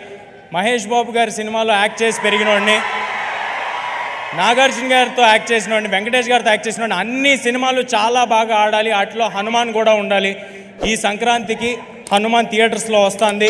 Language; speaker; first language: Telugu; native; Telugu